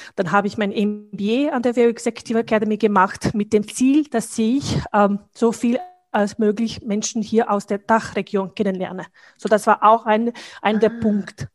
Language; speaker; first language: German; non-native, fluent; Bosnian